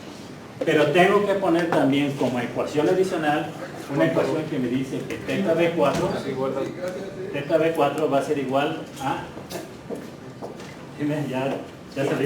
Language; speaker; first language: Spanish; native; Spanish